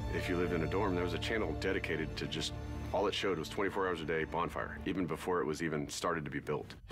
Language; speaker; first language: English; native; English